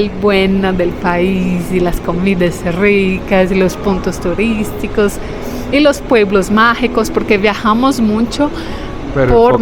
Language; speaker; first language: Spanish; non-native, fluent; Portuguese